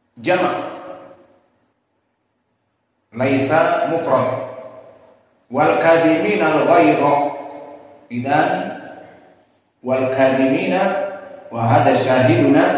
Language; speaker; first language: Arabic; non-native, learner; Indonesian